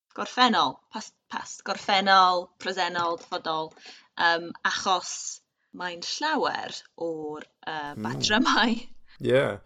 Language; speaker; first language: Welsh; non-native, local second language; English